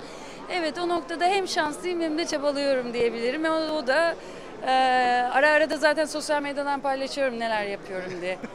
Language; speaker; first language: Turkish; native; Turkish